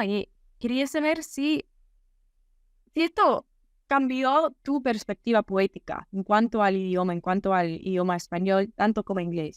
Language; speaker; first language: Spanish; non-native, fluent; English